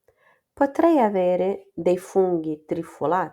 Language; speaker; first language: Italian; non-native, fluent; Portuguese